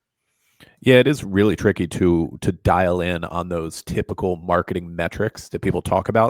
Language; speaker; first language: English; native; English